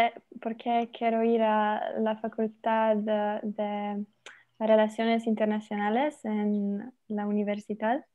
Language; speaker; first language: Spanish; non-native, learner; Slovenian